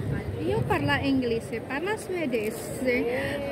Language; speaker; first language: Italian; non-native, learner; Javanese